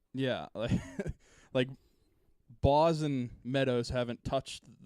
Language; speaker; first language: English; native; English